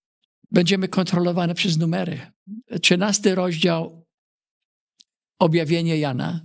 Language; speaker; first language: Polish; early bilingual, heritage; Polish